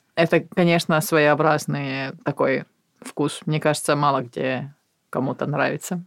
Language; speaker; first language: Russian; non-native, fluent; Finnish